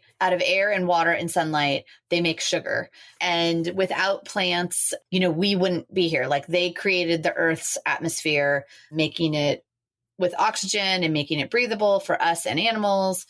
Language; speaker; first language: English; native; English